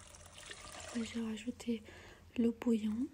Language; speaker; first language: French; non-native, fluent; Armenian